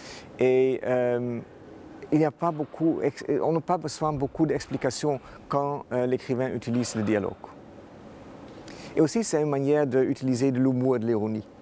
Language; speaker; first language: French; non-native, fluent; Dutch